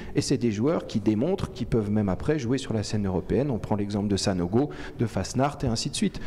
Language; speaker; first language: French; native; French